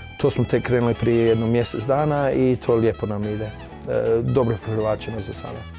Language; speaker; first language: Croatian; early bilingual, heritage; Croatian